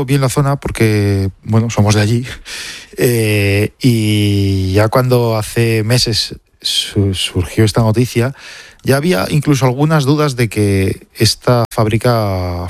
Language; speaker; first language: Spanish; native; Spanish